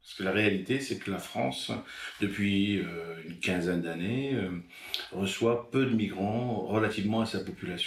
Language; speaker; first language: French; native; French